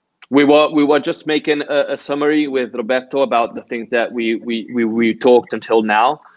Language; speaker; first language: English; non-native, fluent; Italian